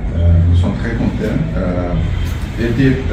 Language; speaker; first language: French; non-native, learner; Portuguese